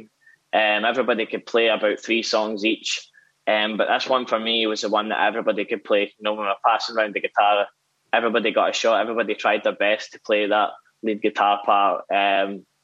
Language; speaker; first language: English; native; English